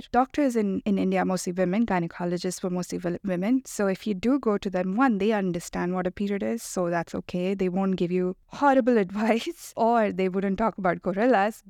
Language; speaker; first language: English; non-native, local second language; Hindi